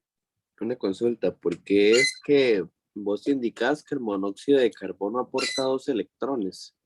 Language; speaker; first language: Spanish; native; Spanish